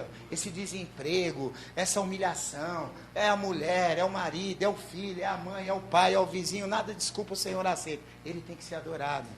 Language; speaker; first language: Portuguese; native; Portuguese